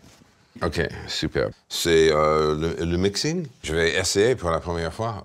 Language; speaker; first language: French; non-native, fluent; English